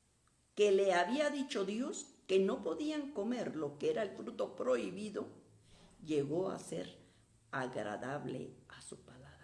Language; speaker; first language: Spanish; native; Spanish